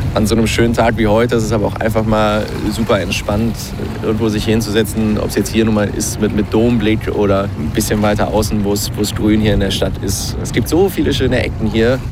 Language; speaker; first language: German; native; German